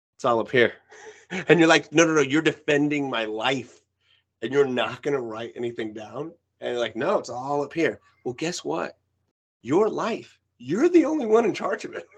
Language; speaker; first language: English; early bilingual, other home language; Spanish